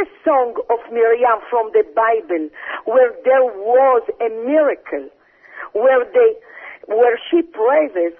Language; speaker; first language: English; early bilingual, other home language; Arabic